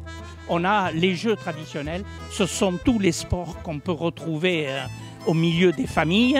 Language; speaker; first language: French; native; French